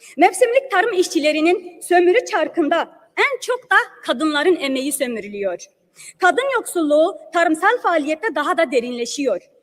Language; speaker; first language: Turkish; non-native, local second language; Kurdish